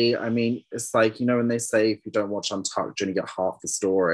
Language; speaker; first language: English; native; English